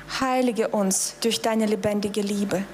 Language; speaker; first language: German; non-native, fluent; Russian